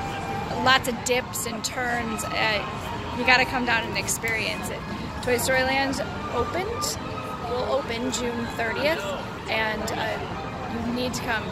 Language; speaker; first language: English; native; English